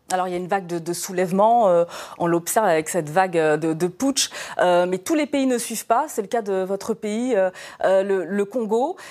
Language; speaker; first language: French; native; French